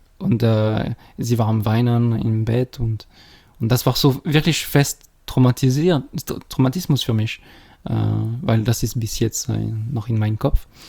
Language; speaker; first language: German; non-native, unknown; French